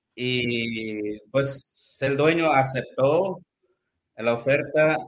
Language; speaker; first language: Spanish; native; Spanish